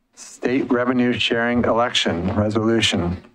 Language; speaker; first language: English; native; English